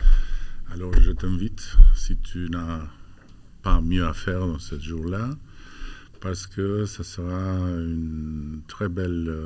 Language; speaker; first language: French; non-native, fluent; Albanian